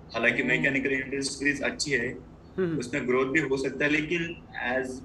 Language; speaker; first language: Hindi; non-native, local second language; Marathi